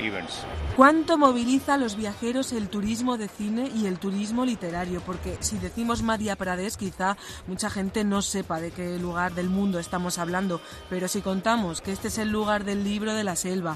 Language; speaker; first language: Spanish; native; Spanish